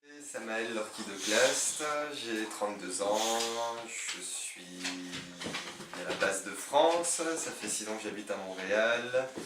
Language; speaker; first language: French; native; French